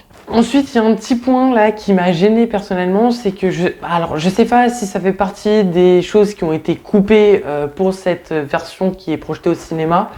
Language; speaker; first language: French; native; French